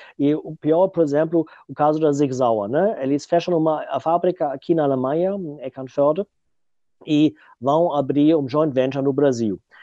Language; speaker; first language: Portuguese; non-native, fluent; German